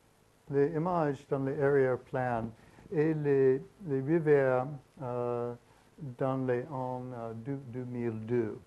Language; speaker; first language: French; non-native, learner; English